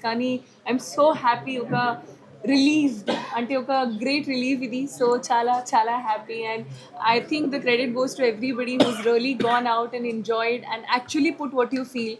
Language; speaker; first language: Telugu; non-native, learner; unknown